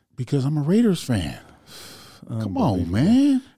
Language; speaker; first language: English; native; English